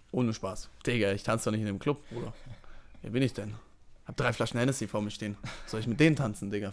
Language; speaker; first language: German; native; German